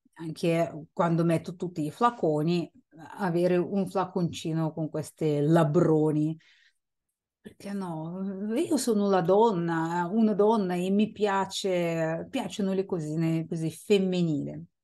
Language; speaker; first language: Italian; non-native, fluent; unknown